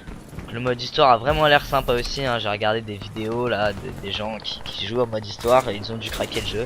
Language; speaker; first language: French; native; French